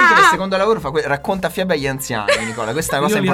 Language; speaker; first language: Italian; native; Italian